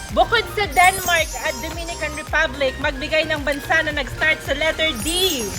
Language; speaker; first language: Filipino; native; Filipino